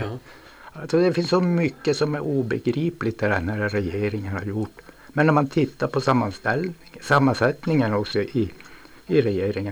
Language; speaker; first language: Swedish; native; Swedish